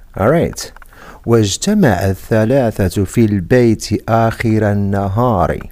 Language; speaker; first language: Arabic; non-native, fluent; Indonesian